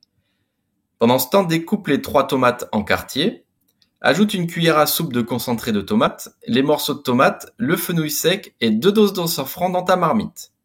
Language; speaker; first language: French; native; French